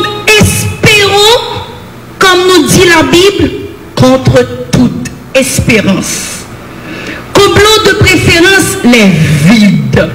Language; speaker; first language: French; non-native, local second language; Haitian Creole